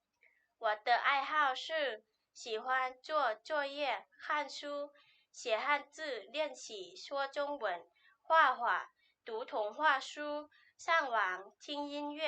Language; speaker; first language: Chinese; non-native, learner; Lao